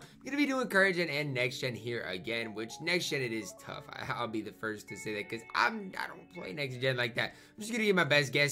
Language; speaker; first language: English; native; English